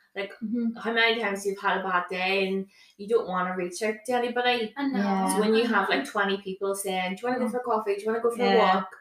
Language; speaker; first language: English; native; English